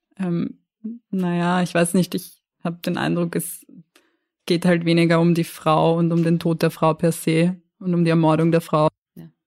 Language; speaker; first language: German; native; German